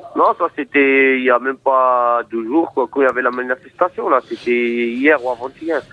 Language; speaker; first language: French; non-native, local second language; Arabic